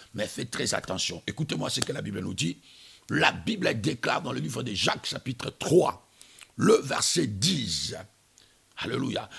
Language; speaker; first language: French; non-native, local second language; Lingala